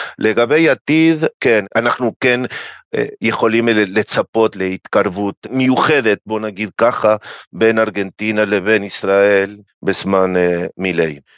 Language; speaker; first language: Hebrew; non-native, fluent; Spanish